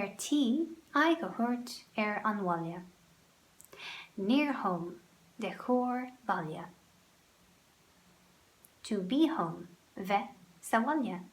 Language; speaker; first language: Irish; non-native, local second language; English